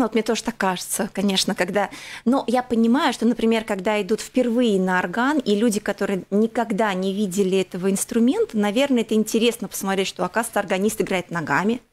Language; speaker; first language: Russian; native; Russian